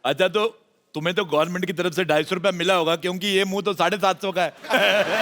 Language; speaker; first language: Hindi; native; Hindi